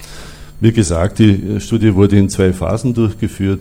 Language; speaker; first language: German; native; German